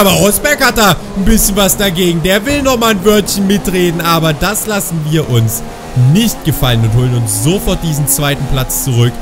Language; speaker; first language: German; native; German